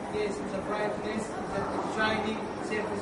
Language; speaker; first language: English; non-native, learner; Arabic